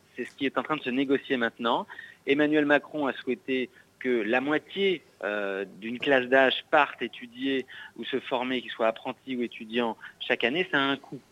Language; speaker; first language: French; native; French